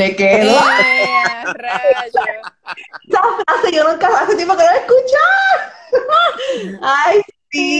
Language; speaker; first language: Spanish; native; Spanish